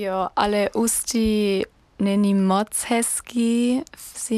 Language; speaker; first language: Czech; non-native, learner; German